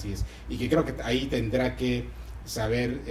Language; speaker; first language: Spanish; native; Spanish